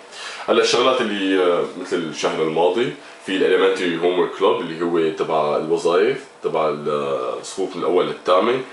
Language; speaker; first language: Arabic; native; Arabic